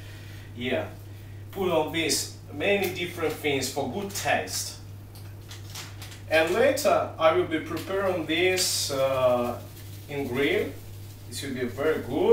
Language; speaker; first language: English; non-native, learner; Ukrainian